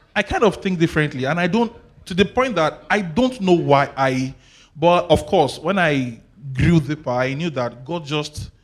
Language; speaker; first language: English; non-native, local second language; Yoruba